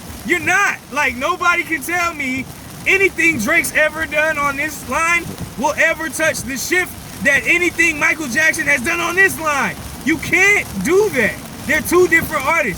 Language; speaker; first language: English; native; English